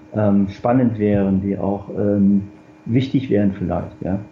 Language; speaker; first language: German; early bilingual, other home language; Korean